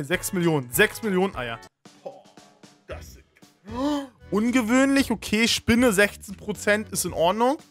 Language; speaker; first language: German; native; German